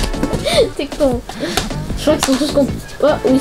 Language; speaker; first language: French; native; French